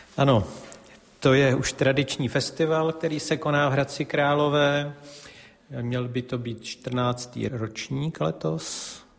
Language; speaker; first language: Czech; native; Czech